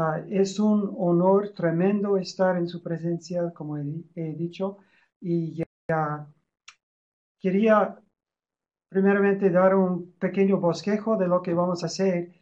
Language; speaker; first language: Spanish; non-native, fluent; English